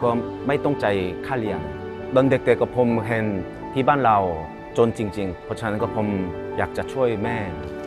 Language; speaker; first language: Thai; non-native, fluent; Korean